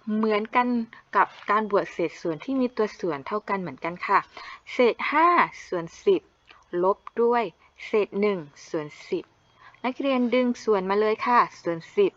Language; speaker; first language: Thai; non-native, local second language; Malay